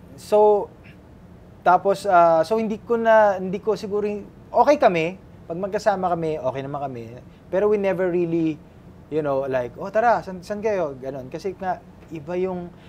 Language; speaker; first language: Filipino; native; Filipino